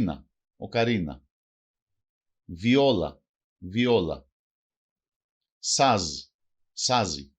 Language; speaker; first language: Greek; non-native, local second language; Macedonian